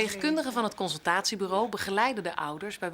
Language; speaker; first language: Dutch; native; Dutch